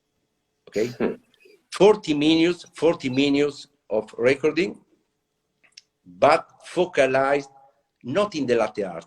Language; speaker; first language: English; non-native, learner; Italian